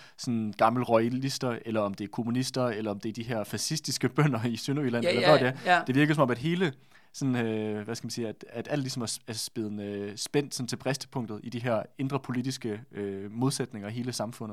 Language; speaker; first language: Danish; native; Danish